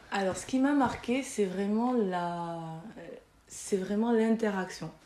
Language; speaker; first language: French; native; French